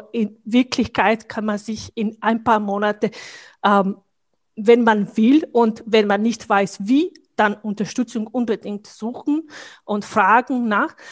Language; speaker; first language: German; non-native, fluent; Bosnian